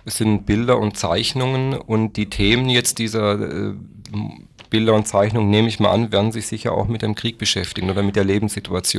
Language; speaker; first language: German; native; German